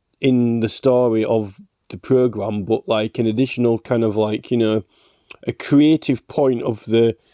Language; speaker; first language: English; native; English